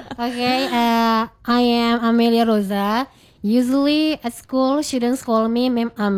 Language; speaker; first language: English; non-native, fluent; Indonesian